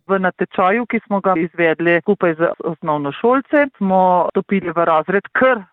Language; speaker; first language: Slovenian; native; Slovenian